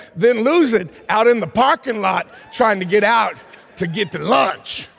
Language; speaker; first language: English; early bilingual, heritage; English